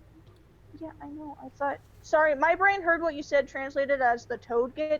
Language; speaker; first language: English; native; English